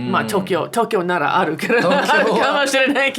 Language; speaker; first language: Japanese; non-native, fluent; English